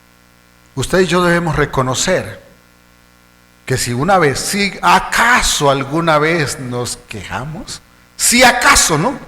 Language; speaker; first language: Spanish; native; Spanish